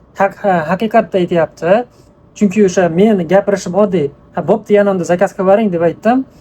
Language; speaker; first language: Uzbek; native; Uzbek